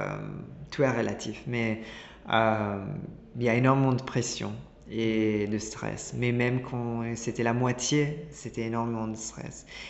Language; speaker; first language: French; non-native, fluent; Italian